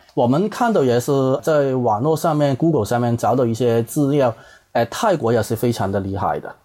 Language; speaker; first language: Chinese; non-native, fluent; Cantonese